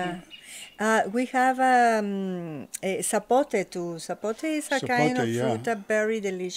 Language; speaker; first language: English; non-native, learner; Spanish